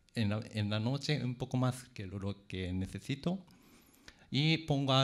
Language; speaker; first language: Spanish; non-native, fluent; Japanese